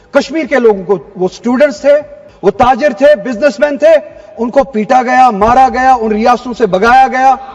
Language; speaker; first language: Urdu; non-native, local second language; Kashmiri